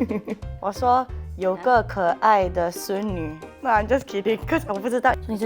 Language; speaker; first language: Chinese; non-native, local second language; English